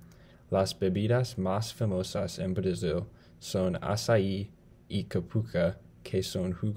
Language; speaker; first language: Spanish; non-native, learner; English